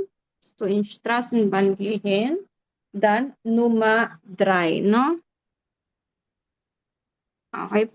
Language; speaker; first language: German; non-native, fluent; Filipino